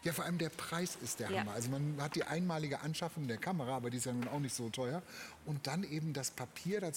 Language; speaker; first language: German; native; German